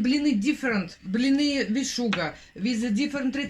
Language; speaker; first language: English; non-native, learner; Russian